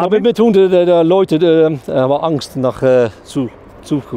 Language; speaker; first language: German; non-native, learner; Dutch